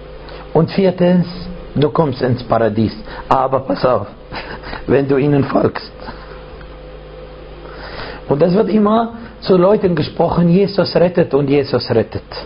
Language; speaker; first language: German; non-native, fluent; Arabic